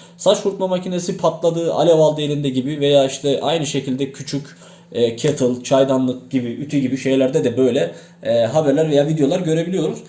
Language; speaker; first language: Turkish; native; Turkish